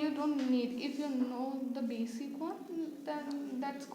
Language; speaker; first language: English; non-native, fluent; Bangla